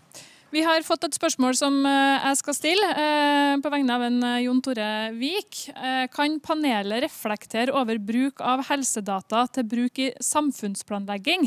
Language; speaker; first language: Norwegian; native; Norwegian